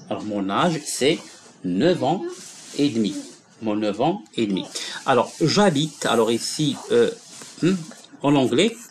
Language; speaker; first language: French; non-native, local second language; Arabic